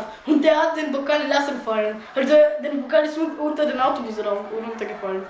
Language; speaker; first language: German; early bilingual, other home language; Bulgarian